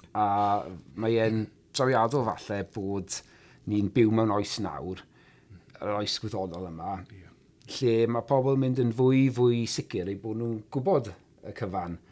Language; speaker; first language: Welsh; native; Welsh